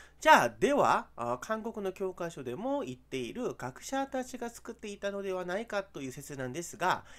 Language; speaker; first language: Japanese; non-native, fluent; Korean